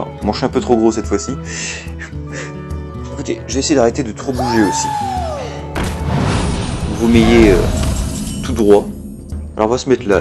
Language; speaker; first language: French; native; French